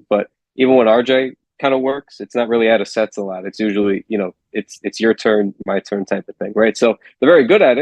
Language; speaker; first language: English; native; English